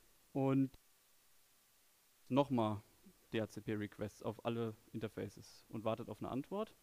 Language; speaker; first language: German; native; German